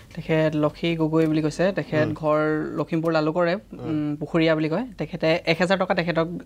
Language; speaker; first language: Assamese; native; Assamese